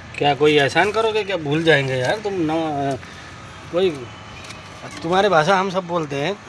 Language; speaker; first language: Nepali; native; Nepali